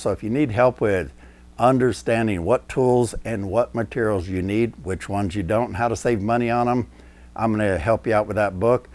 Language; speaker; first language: English; native; English